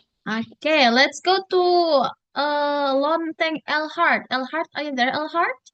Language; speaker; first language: English; non-native, fluent; Indonesian